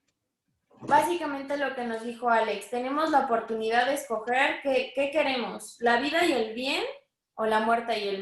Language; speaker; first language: Spanish; native; Spanish